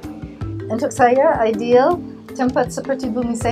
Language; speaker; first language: Indonesian; non-native, learner; English